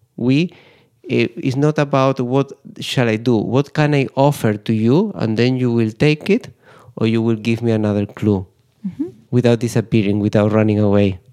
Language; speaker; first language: English; non-native, fluent; Spanish